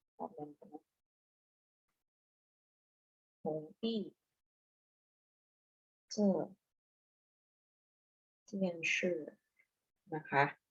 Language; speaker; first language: Chinese; non-native, fluent; Thai